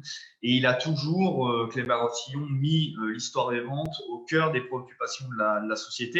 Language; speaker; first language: French; native; French